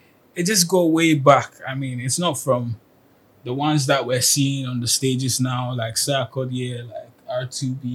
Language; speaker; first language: English; non-native, local second language; Akan